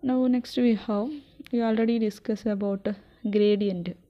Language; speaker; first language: English; non-native, local second language; Malayalam